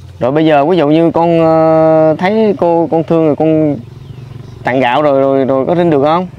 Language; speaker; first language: Vietnamese; native; Vietnamese